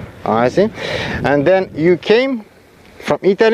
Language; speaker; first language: English; non-native, learner; French